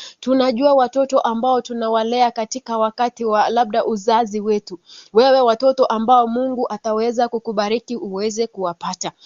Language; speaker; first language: Swahili; non-native, local second language; Kalenjin